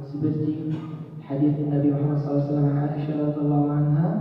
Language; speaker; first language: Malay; non-native, learner; Arabic